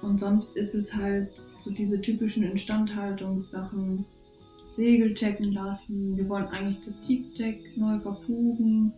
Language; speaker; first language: German; native; German